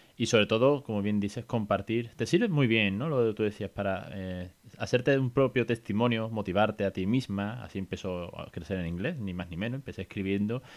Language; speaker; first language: Spanish; native; Spanish